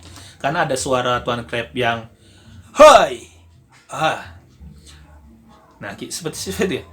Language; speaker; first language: Indonesian; native; Indonesian